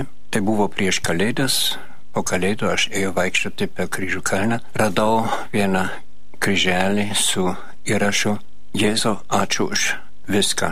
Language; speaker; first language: Lithuanian; non-native, fluent; German